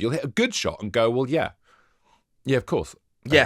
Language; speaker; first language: English; native; English